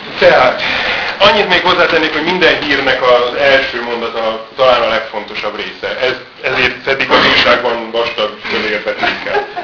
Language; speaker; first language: Hungarian; native; Hungarian